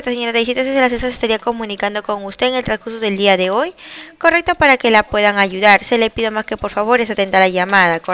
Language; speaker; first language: Spanish; native; Spanish